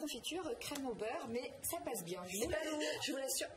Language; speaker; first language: French; native; French